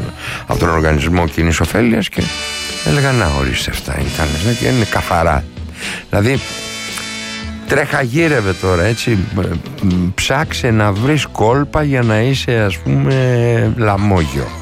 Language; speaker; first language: Greek; native; Greek